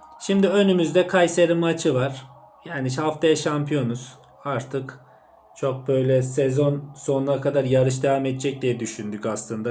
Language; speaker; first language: Turkish; native; Turkish